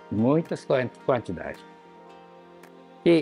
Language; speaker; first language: Portuguese; non-native, learner; Japanese